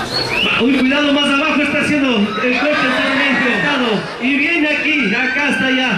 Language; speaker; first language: Spanish; native; Spanish